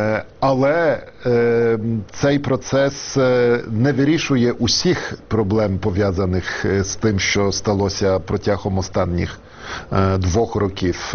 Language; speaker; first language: Ukrainian; non-native, fluent; Polish